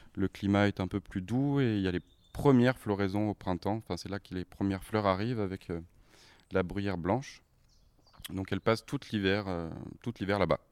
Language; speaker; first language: French; native; French